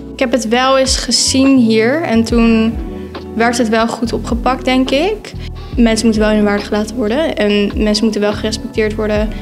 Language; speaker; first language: Dutch; early bilingual, other home language; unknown